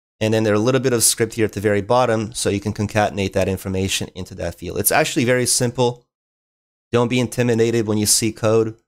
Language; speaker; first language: English; native; English